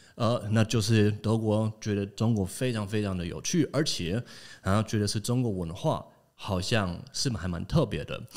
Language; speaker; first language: Chinese; non-native, fluent; German